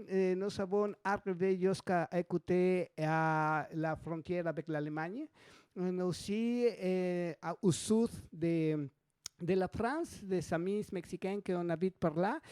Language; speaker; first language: French; non-native, learner; Spanish